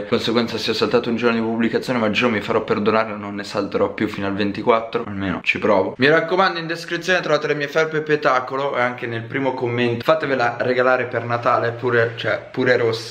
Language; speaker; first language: Italian; native; Italian